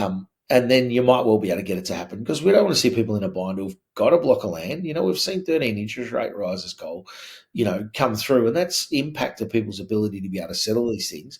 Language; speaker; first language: English; native; English